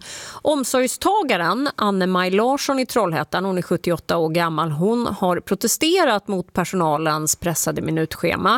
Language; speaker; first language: Swedish; native; Swedish